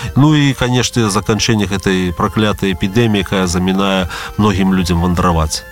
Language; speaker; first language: Belarusian; native; Belarusian